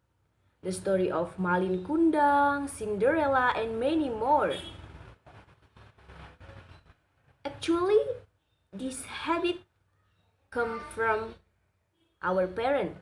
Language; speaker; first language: English; non-native, learner; Indonesian